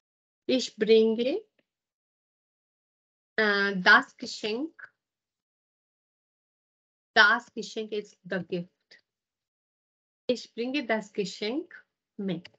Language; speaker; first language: German; non-native, fluent; Hindi